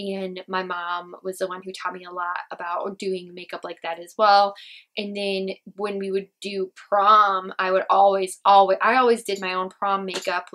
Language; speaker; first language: English; native; English